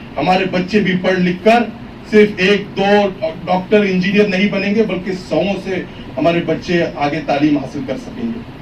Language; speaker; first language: Urdu; native; Urdu